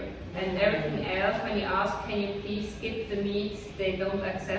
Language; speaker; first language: English; non-native, fluent; Swiss German